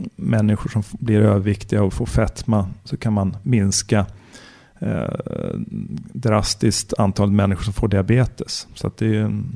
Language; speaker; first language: Swedish; native; Swedish